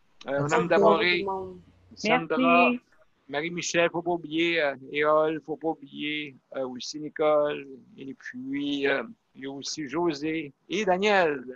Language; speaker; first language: French; native; French